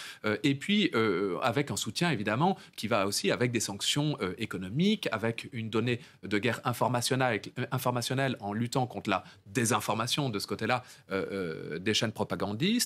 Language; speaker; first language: French; native; French